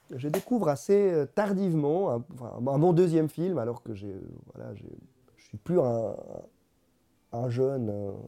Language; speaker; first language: French; non-native, fluent; Spanish